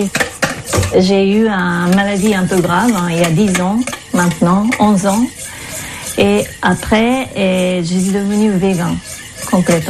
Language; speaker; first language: French; non-native, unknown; Japanese